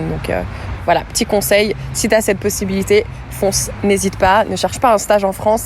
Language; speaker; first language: French; native; French